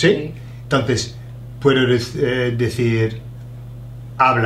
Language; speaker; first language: Spanish; non-native, fluent; English